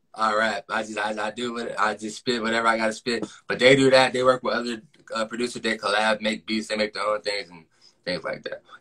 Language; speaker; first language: English; native; English